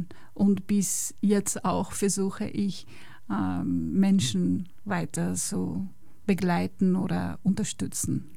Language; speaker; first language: German; non-native, learner; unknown